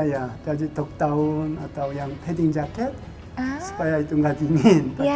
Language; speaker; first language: Indonesian; non-native, fluent; Korean